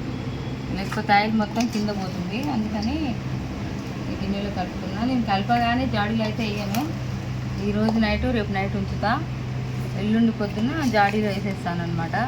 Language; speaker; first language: Telugu; native; Telugu